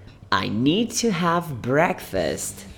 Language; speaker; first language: English; non-native, fluent; Portuguese